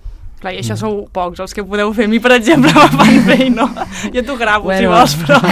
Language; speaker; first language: Catalan; native; Catalan